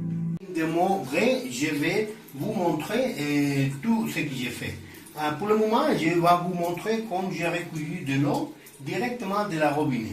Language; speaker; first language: French; non-native, learner; Spanish